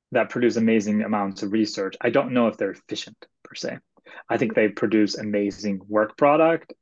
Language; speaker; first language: English; non-native, fluent; Swedish